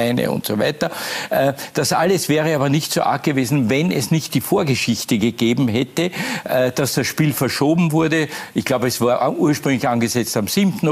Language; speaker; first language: German; native; German